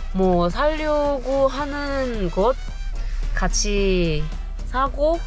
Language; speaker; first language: Korean; non-native, fluent; English